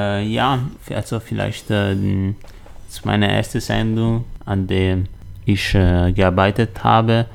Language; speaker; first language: German; non-native, learner; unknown